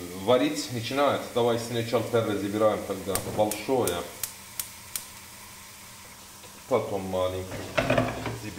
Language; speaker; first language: Russian; non-native, learner; Turkish